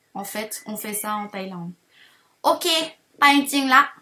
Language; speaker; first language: French; non-native, fluent; Thai